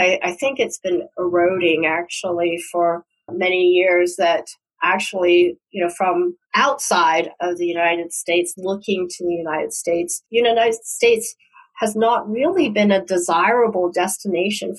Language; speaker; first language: English; non-native, local second language; Cantonese